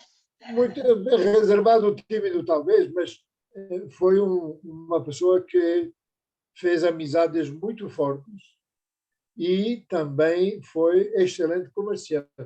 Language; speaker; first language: Portuguese; non-native, fluent; Persian